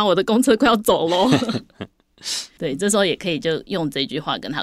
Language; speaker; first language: Chinese; native; Chinese